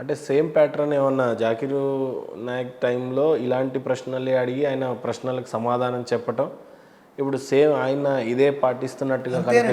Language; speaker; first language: Telugu; native; Telugu